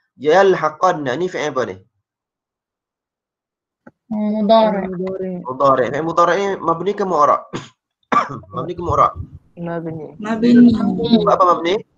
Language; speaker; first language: Arabic; non-native, fluent; Malay